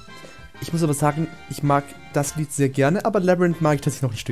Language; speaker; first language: German; native; German